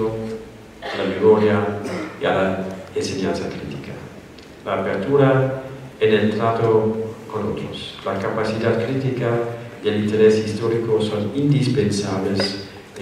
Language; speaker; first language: Spanish; non-native, fluent; German